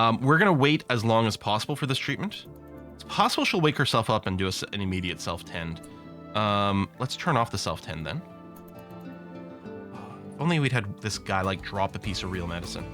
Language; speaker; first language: English; native; English